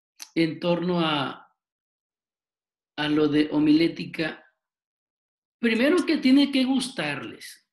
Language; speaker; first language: Spanish; native; Spanish